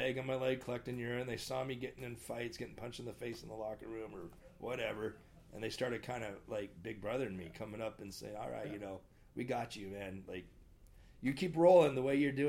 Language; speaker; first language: English; native; English